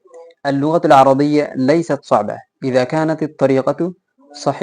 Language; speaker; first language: Arabic; non-native, fluent; Bangla